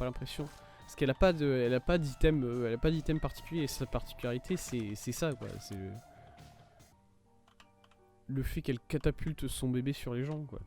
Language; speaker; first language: French; native; French